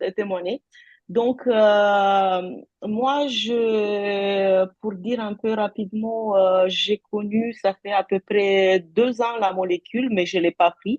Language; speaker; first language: French; non-native, fluent; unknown